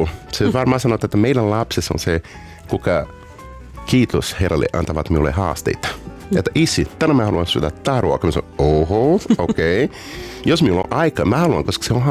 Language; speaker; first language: Finnish; non-native, fluent; Portuguese